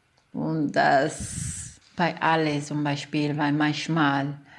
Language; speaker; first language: German; non-native, learner; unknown